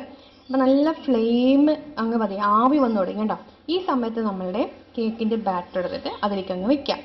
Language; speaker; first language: Malayalam; native; Malayalam